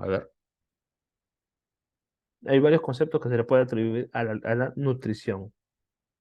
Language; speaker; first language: Spanish; native; Spanish